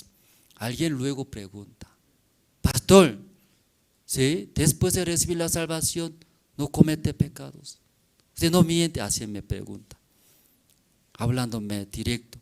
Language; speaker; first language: Spanish; non-native, learner; Korean